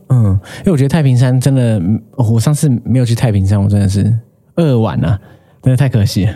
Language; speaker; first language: Chinese; native; Chinese